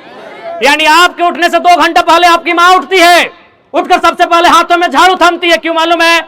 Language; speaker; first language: Hindi; non-native, local second language; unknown